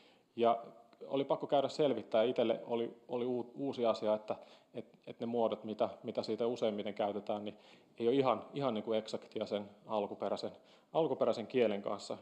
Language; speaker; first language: Finnish; native; Finnish